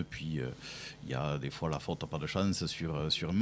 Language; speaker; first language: French; native; French